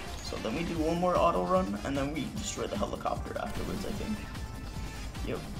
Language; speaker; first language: English; native; English